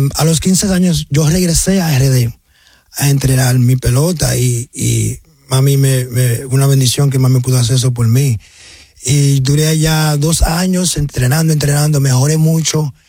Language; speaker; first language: Spanish; early bilingual, heritage; Spanish